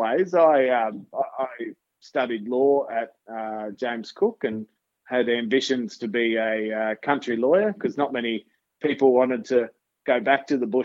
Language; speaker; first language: English; native; English